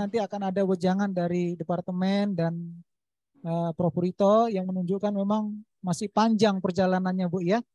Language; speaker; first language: Indonesian; native; Indonesian